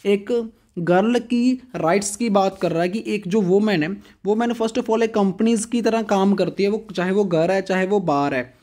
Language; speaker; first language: Hindi; non-native, local second language; Punjabi